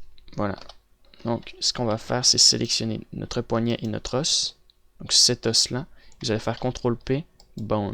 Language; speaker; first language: French; native; French